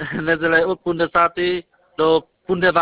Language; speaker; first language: Czech; non-native, learner; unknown